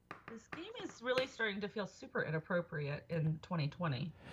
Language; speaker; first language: English; native; English